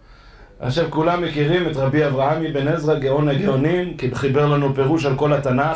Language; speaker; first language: Hebrew; native; Hebrew